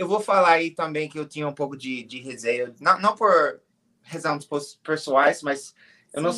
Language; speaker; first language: Portuguese; non-native, learner; English